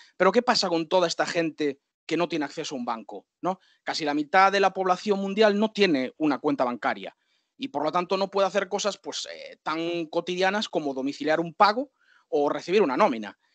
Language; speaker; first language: Spanish; native; Spanish